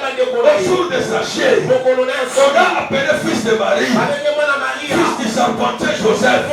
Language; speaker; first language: French; non-native, local second language; Lingala